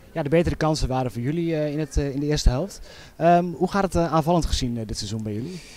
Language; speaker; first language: Dutch; native; Dutch